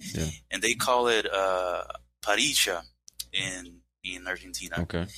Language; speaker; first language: English; non-native, fluent; Portuguese